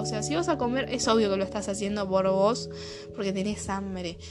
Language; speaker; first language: Spanish; native; Spanish